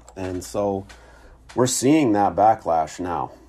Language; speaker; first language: English; native; English